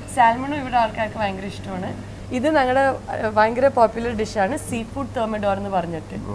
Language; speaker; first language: Malayalam; early bilingual, heritage; Malayalam